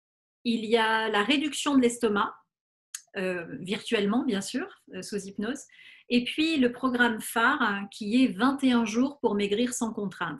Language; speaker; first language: French; native; French